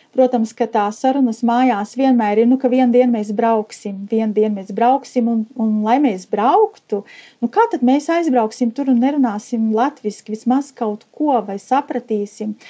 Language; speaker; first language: Latvian; native; Latvian